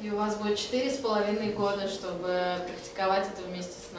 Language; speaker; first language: Russian; native; Russian